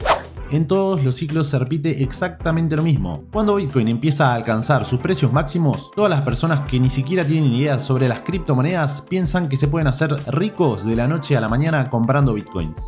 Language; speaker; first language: Spanish; native; Spanish